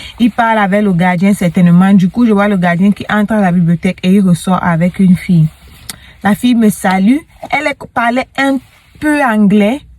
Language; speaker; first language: French; native; French